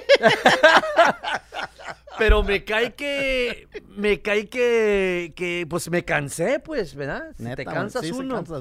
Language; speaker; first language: Spanish; native; Spanish